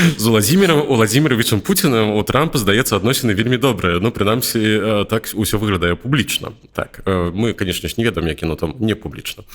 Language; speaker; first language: Belarusian; non-native, local second language; Russian